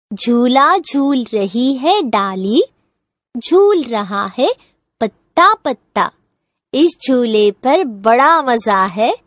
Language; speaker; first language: Hindi; non-native, local second language; Gujarati